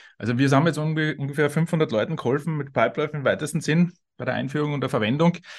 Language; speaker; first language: German; native; German